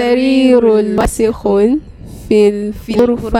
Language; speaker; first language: Arabic; non-native, learner; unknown